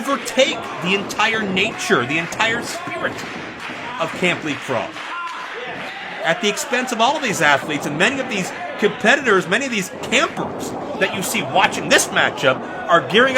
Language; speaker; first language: English; native; English